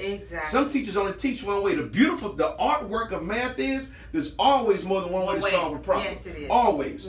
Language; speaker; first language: English; native; English